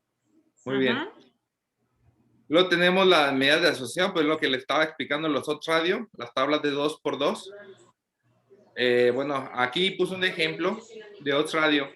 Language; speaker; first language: Spanish; native; Spanish